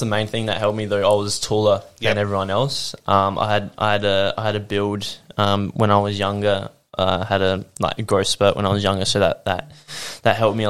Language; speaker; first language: English; native; English